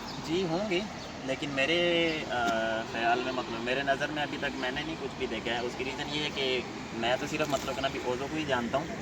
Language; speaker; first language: Urdu; non-native, local second language; Punjabi